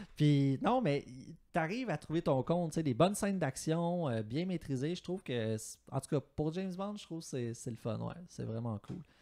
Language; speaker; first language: French; native; French